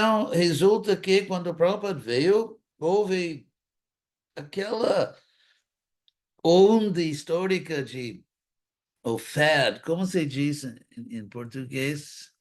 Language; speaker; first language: Portuguese; non-native, fluent; English